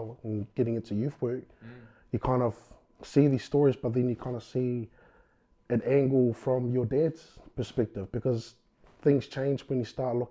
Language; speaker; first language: English; native; English